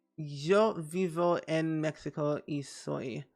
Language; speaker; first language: Spanish; non-native, learner; English